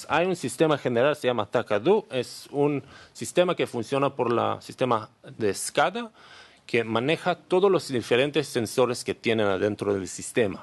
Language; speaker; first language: Spanish; non-native, learner; Hebrew